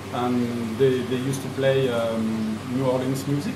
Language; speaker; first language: English; non-native, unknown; French